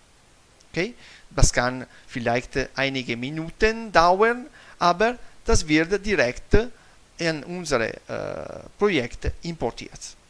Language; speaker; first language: German; non-native, fluent; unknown